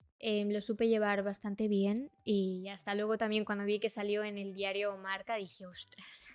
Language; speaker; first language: Spanish; early bilingual, other home language; Portuguese